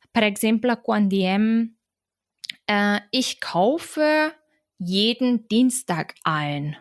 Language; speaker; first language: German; non-native, fluent; Catalan